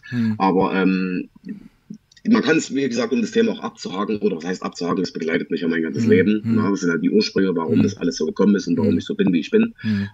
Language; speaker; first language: German; native; German